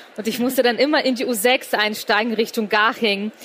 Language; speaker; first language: German; native; German